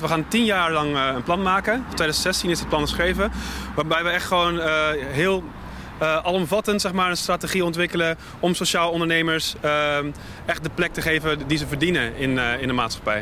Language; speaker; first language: Dutch; native; Dutch